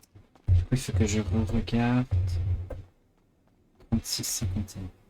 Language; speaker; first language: French; native; French